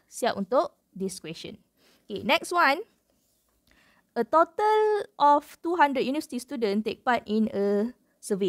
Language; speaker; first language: English; non-native, local second language; Malay